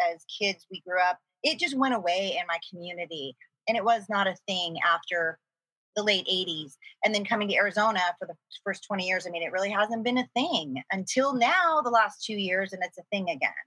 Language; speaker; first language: English; native; English